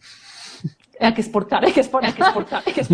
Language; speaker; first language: Spanish; native; Spanish